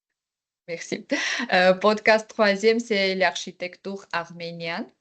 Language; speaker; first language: French; non-native, learner; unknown